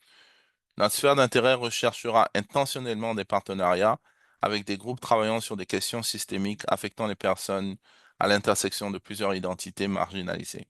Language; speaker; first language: French; native; French